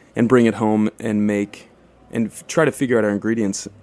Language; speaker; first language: English; native; English